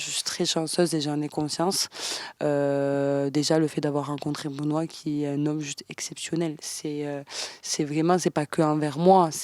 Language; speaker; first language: French; native; French